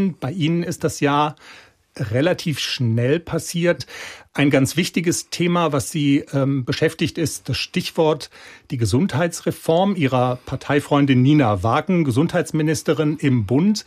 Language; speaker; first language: German; native; German